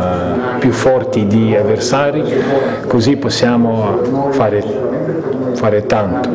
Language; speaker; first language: Italian; non-native, fluent; Lithuanian